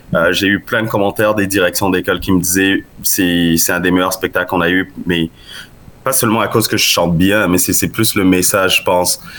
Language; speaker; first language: French; non-native, local second language; Lingala